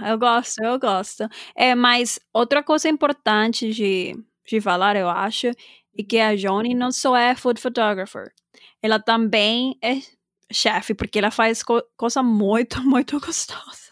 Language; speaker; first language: Portuguese; non-native, fluent; Spanish